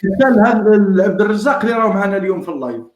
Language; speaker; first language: Arabic; native; Arabic